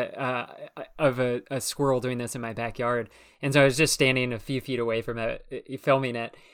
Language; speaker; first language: English; native; English